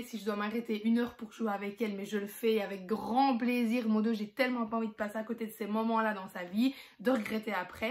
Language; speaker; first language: French; native; French